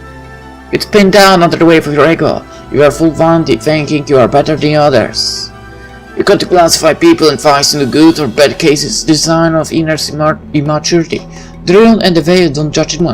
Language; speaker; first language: English; non-native, fluent; Polish